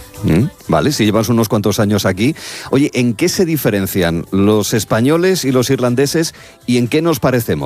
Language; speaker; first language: Spanish; native; Spanish